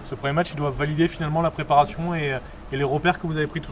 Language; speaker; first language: French; native; French